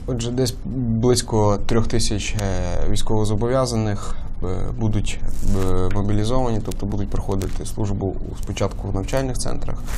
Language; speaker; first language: Ukrainian; native; Ukrainian